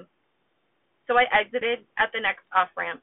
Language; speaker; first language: English; native; English